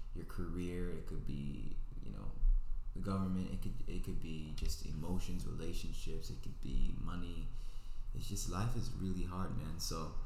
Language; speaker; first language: English; native; English